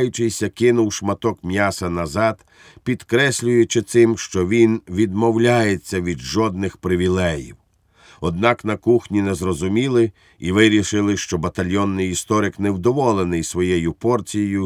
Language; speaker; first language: Ukrainian; native; Ukrainian